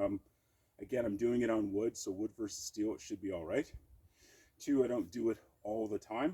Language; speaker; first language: English; native; English